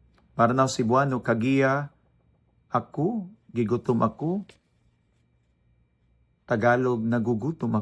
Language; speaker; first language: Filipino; non-native, local second language; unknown